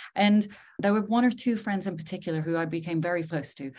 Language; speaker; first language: English; native; English